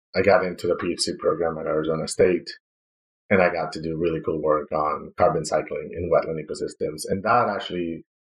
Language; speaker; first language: English; non-native, fluent; Spanish